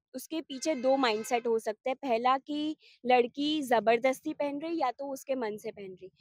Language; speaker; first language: Hindi; non-native, local second language; Gujarati